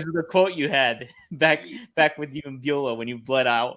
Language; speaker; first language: English; native; English